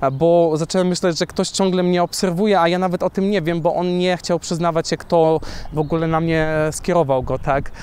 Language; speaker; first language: Polish; non-native, fluent; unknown